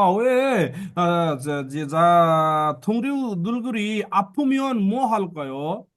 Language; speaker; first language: Korean; non-native, learner; Bangla